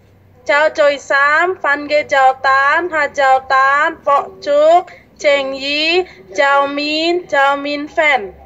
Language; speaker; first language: Cantonese; non-native, learner; Indonesian